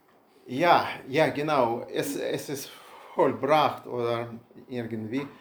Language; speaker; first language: German; non-native, learner; Russian